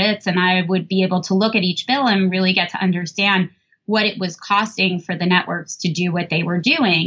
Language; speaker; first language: English; native; English